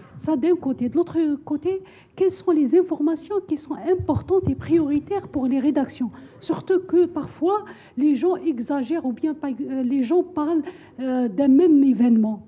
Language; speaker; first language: French; non-native, local second language; Arabic